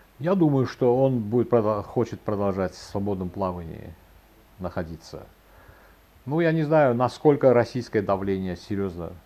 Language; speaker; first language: Russian; non-native, local second language; Azerbaijani